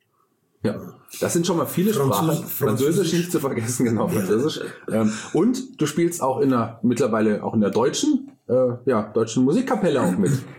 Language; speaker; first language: German; native; German